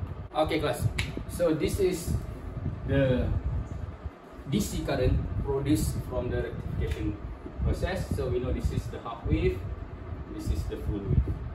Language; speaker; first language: English; non-native, local second language; Malay